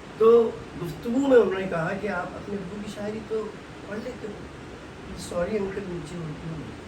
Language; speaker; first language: Urdu; native; Urdu